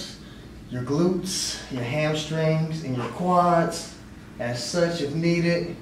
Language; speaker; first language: English; native; English